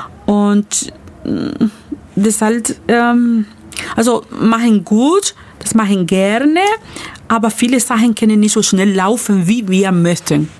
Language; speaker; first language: German; non-native, learner; Spanish